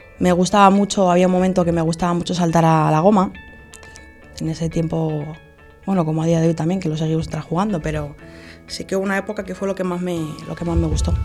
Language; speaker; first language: Spanish; early bilingual, other home language; Arabic